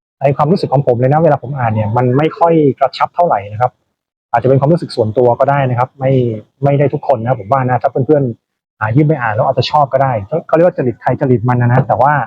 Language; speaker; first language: Thai; native; Thai